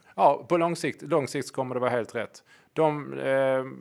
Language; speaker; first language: Swedish; native; Swedish